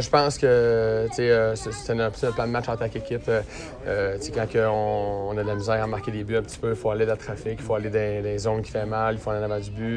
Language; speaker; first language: French; native; French